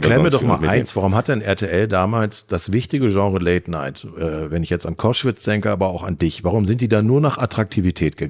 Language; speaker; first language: German; native; German